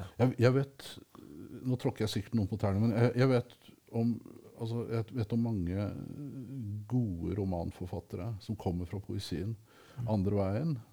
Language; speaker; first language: Norwegian; native; Norwegian